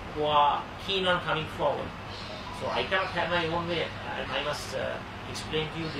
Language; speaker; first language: English; non-native, local second language; Sinhala